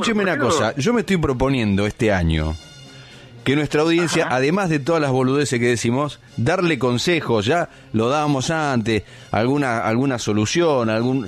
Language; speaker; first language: Spanish; native; Spanish